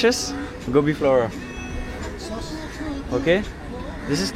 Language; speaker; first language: English; non-native, learner; French